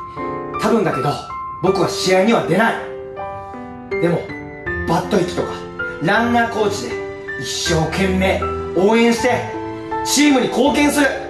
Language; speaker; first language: Japanese; native; Japanese